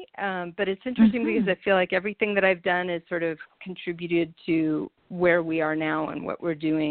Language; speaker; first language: English; native; English